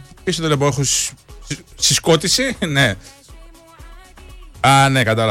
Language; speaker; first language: Greek; native; Greek